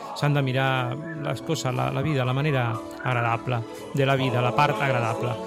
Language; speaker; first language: Catalan; native; Catalan